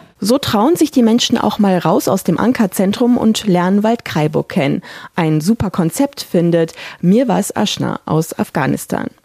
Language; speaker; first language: German; native; German